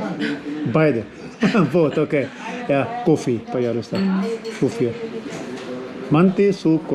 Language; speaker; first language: Russian; non-native, learner; Urdu